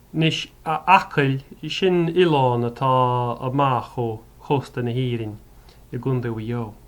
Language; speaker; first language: Irish; native; Irish